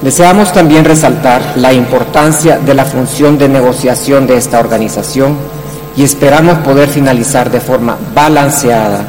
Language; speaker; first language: Spanish; native; Spanish